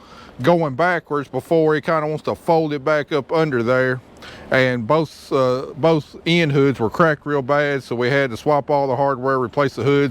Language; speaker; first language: English; native; English